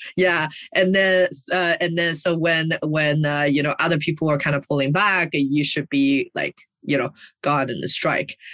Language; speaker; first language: English; early bilingual, other home language; Chinese